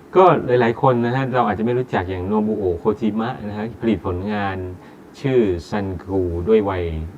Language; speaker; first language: Thai; native; Thai